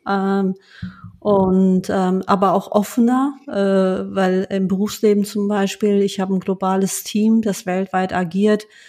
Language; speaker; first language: German; early bilingual, other home language; Turkish